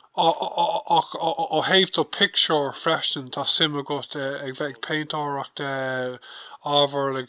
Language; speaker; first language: Irish; non-native, local second language; English